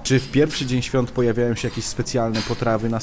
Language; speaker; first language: Polish; native; Polish